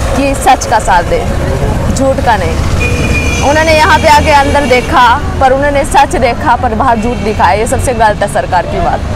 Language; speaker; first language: Hindi; native; Hindi